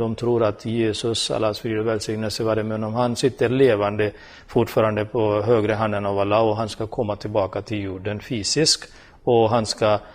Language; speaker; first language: Swedish; non-native, fluent; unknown